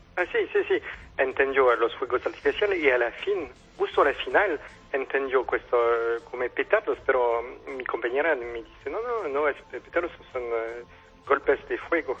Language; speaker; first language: Spanish; non-native, fluent; French